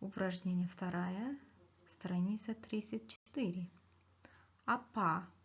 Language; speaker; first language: Russian; non-native, local second language; Kyrgyz